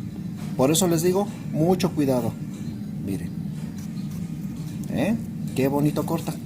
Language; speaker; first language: Spanish; native; Spanish